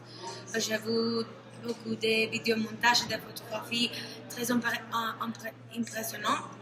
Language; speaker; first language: French; non-native, learner; Spanish